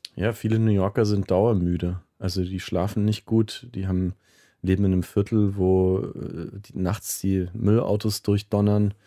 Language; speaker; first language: German; native; German